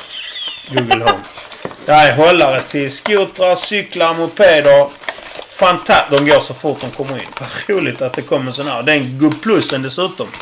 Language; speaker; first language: Swedish; native; Swedish